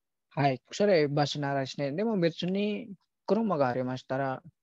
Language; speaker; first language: Japanese; non-native, fluent; Indonesian